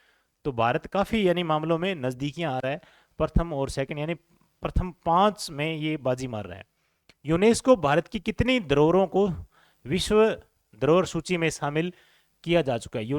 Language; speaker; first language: Hindi; native; Hindi